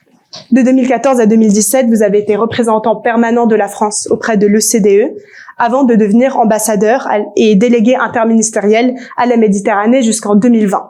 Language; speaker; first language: French; native; French